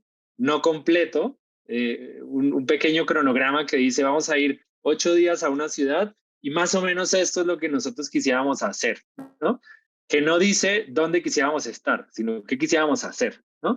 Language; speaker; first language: Spanish; native; Spanish